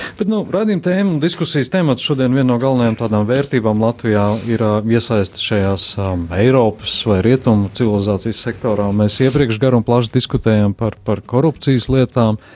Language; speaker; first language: Latvian; native; Latvian